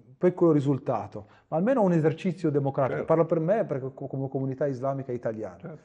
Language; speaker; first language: Italian; non-native, fluent; Arabic